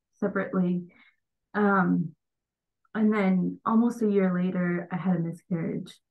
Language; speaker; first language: English; early bilingual, other home language; Bangla